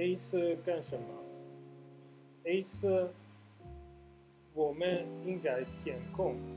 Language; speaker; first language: Chinese; non-native, fluent; Italian